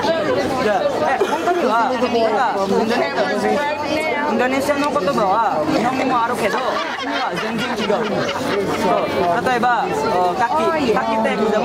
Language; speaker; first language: Japanese; non-native, learner; Indonesian